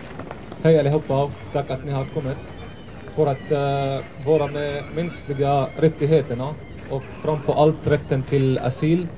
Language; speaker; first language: Swedish; non-native, fluent; Arabic